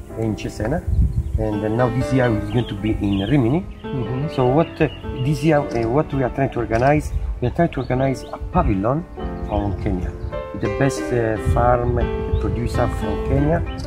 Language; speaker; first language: English; non-native, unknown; Italian